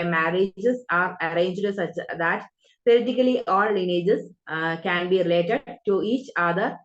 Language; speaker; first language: English; non-native, local second language; Malayalam